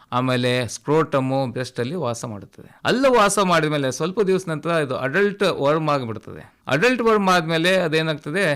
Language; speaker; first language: Kannada; native; Kannada